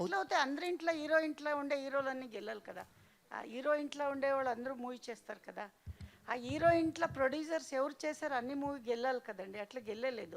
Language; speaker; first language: Telugu; non-native, learner; Kannada